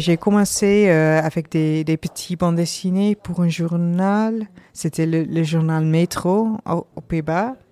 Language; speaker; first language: French; non-native, learner; Dutch